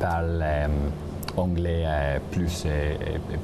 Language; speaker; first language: French; non-native, learner; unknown